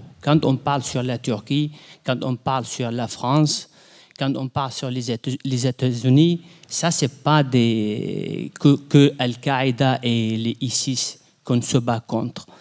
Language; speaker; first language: French; non-native, fluent; Arabic